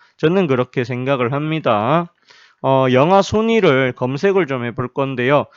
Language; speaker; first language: Korean; native; Korean